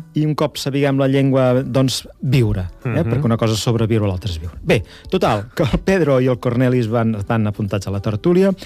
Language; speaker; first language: Catalan; native; Catalan